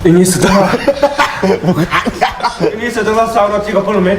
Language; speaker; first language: Indonesian; non-native, learner; Japanese